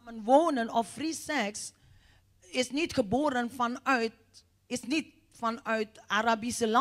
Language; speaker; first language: Dutch; non-native, fluent; Indonesian